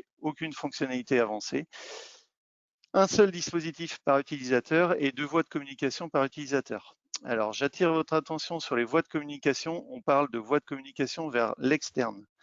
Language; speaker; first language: French; native; French